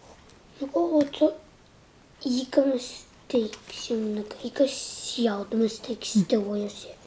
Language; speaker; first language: Chinese; early bilingual, heritage; English